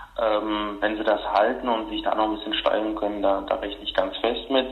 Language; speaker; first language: German; native; German